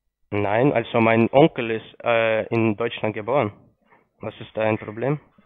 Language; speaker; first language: German; non-native, fluent; Polish